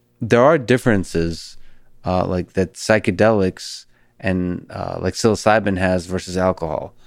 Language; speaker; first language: English; early bilingual, other home language; Russian